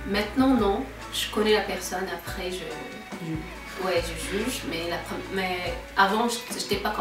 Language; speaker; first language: French; non-native, local second language; Arabic